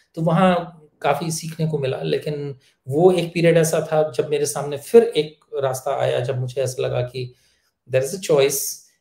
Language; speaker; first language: Hindi; native; Hindi